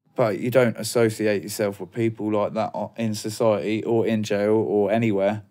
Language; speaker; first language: English; native; English